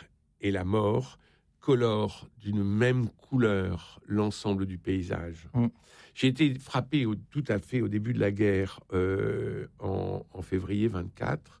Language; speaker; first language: French; native; French